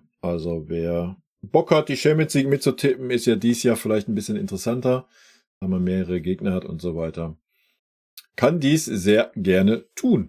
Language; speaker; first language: German; native; German